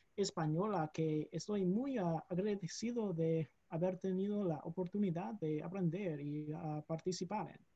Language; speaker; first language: Spanish; non-native, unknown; English